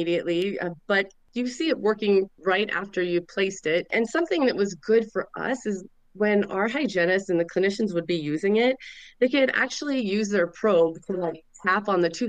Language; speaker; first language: English; native; English